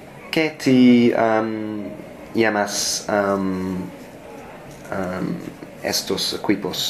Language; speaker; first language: Spanish; non-native, learner; English